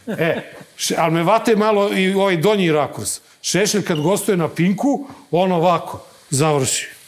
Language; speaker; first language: Serbian; native; Serbian